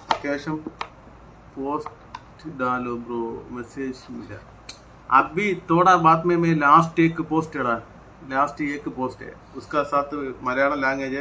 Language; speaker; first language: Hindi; non-native, local second language; Malayalam